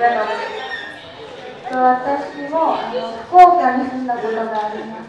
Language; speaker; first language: Japanese; non-native, fluent; Indonesian